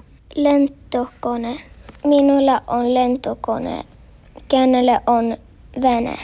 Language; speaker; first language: Finnish; non-native, learner; Swedish